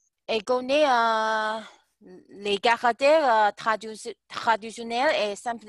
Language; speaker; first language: French; non-native, learner; Chinese